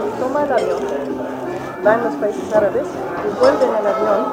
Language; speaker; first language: Spanish; non-native, fluent; German